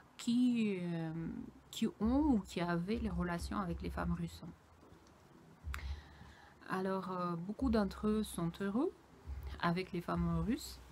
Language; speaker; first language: French; non-native, fluent; Russian